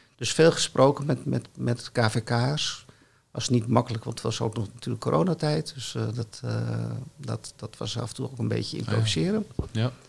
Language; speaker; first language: Dutch; native; Dutch